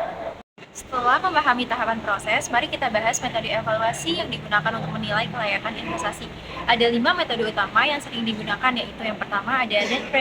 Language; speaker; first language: Indonesian; native; Indonesian